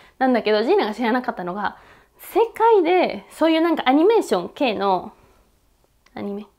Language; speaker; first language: Japanese; non-native, fluent; Spanish